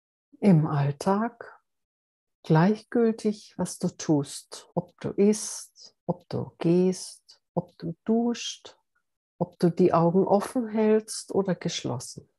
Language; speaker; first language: German; native; German